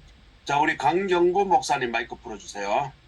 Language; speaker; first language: Korean; native; Korean